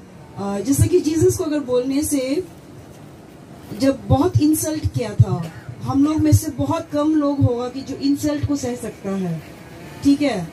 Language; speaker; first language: Hindi; non-native, local second language; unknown